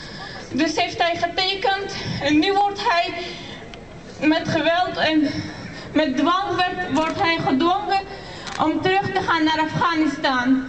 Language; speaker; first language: Dutch; early bilingual, other home language; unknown